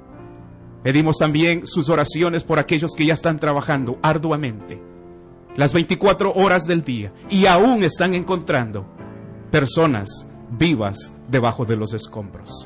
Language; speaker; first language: Spanish; native; Spanish